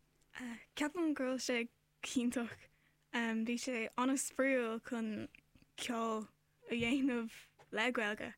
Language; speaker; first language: Irish; non-native, learner; English